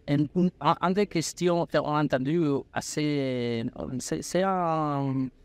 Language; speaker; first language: French; non-native, learner; Spanish